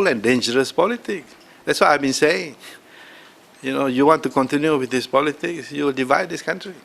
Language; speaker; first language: English; non-native, local second language; Malay